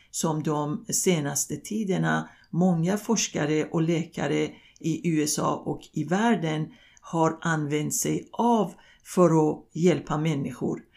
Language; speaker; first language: Swedish; non-native, fluent; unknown